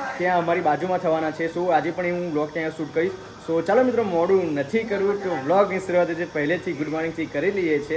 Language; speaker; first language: Gujarati; native; Gujarati